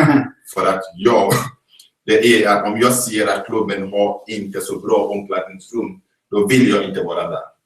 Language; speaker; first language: Swedish; non-native, fluent; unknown